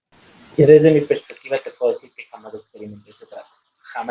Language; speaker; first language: Spanish; native; Spanish